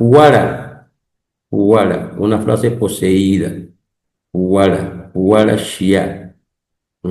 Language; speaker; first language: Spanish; non-native, local second language; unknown